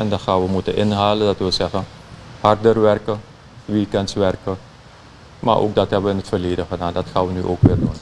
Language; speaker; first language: Dutch; native; Dutch